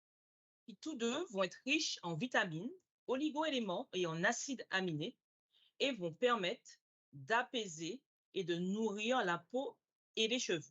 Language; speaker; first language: French; native; French